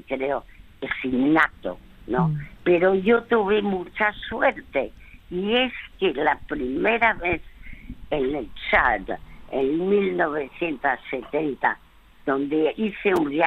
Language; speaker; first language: Spanish; early bilingual, other home language; French